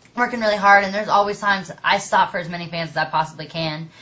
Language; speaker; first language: English; native; English